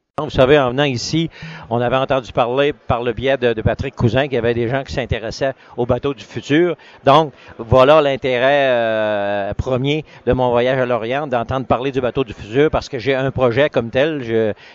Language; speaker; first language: French; native; French